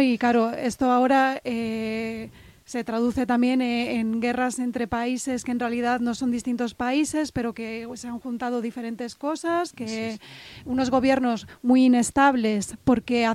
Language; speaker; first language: Spanish; native; Spanish